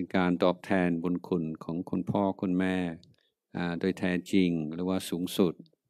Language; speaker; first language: Thai; non-native, fluent; English